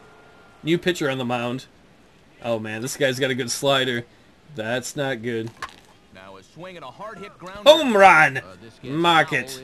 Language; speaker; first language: English; native; English